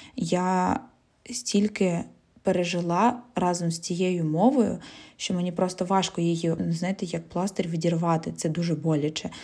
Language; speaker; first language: Ukrainian; non-native, local second language; Russian